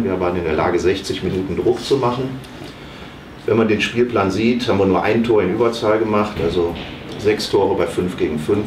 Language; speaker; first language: German; native; German